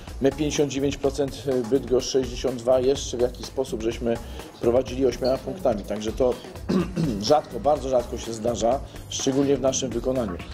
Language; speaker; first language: Polish; native; Polish